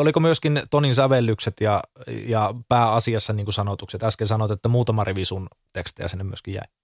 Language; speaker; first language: Finnish; native; Finnish